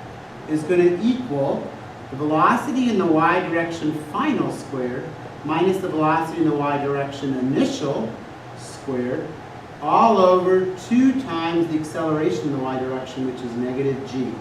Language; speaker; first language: English; native; English